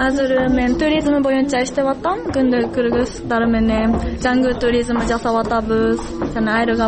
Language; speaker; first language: Kyrgyz; non-native, learner; Japanese